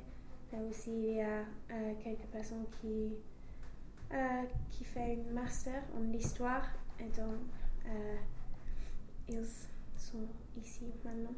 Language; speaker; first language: French; non-native, learner; English